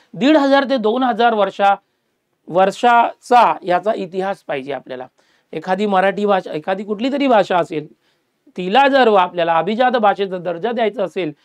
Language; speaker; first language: Marathi; native; Marathi